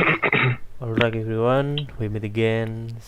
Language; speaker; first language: English; non-native, learner; Indonesian